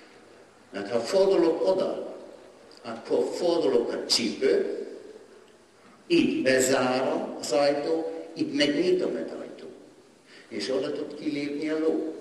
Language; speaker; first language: Hungarian; non-native, learner; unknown